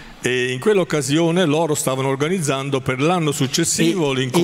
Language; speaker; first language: Italian; native; Italian